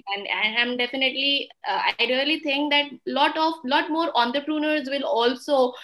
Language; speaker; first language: English; non-native, local second language; Hindi